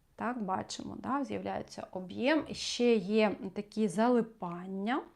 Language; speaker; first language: Ukrainian; non-native, local second language; Russian